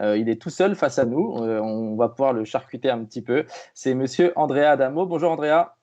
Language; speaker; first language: French; native; French